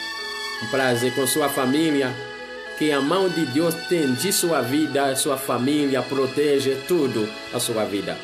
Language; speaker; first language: Portuguese; non-native, learner; Haitian Creole